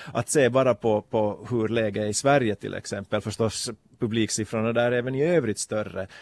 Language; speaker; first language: Swedish; native; Swedish